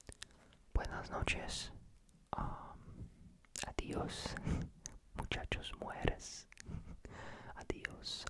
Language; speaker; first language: Spanish; non-native, learner; Polish